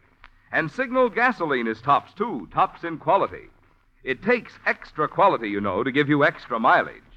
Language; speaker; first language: English; native; English